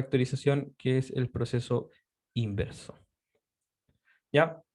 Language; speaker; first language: Spanish; native; Spanish